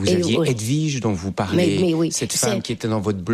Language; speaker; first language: French; native; French